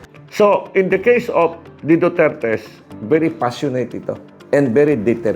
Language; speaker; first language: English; non-native, local second language; Cebuano